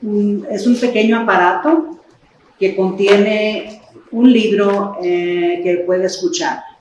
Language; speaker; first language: Spanish; early bilingual, other home language; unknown